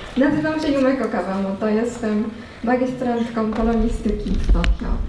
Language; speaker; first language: Polish; non-native, fluent; Japanese